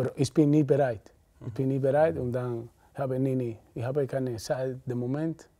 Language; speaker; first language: German; non-native, learner; Spanish